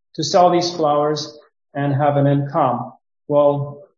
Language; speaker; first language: English; non-native, fluent; Ukrainian